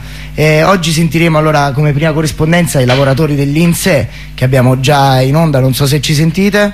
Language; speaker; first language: Italian; native; Italian